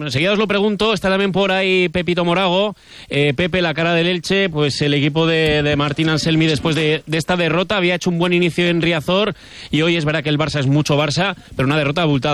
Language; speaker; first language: Spanish; native; Spanish